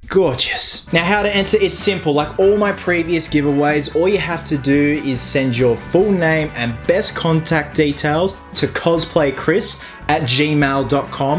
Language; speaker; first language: English; native; English